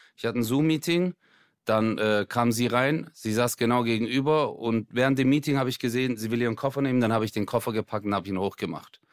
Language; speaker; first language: German; early bilingual, other home language; Turkish